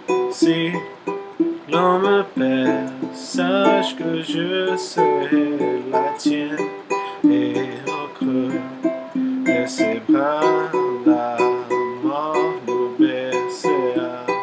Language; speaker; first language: French; non-native, learner; Portuguese